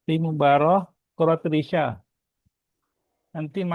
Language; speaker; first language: Arabic; non-native, fluent; Indonesian